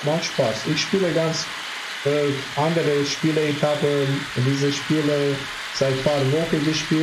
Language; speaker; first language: German; non-native, fluent; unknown